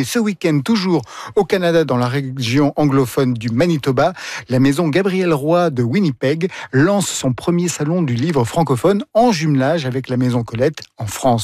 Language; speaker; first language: French; native; French